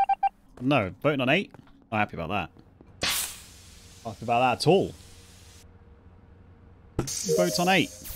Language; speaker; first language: English; native; English